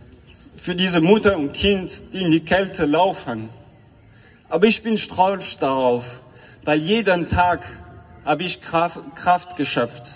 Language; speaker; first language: German; non-native, fluent; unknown